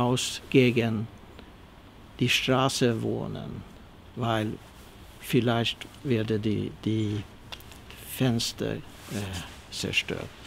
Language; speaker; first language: German; early bilingual, heritage; Swedish